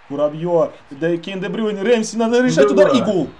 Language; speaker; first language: Russian; native; Russian